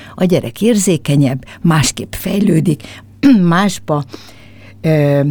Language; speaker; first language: Hungarian; native; Hungarian